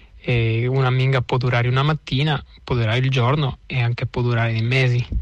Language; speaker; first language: Italian; non-native, fluent; Spanish